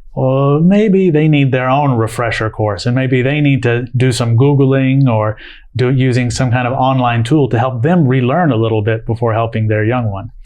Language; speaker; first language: English; native; English